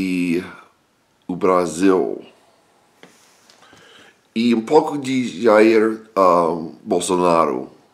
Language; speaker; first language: Portuguese; non-native, learner; English